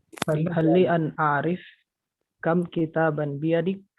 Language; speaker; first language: Arabic; non-native, learner; Indonesian